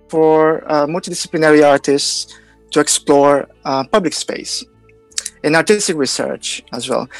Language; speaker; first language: English; non-native, fluent; Portuguese